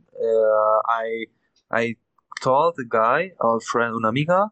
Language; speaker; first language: English; non-native, learner; German